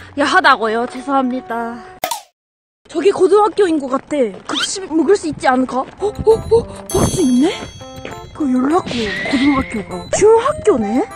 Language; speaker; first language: Korean; non-native, fluent; Japanese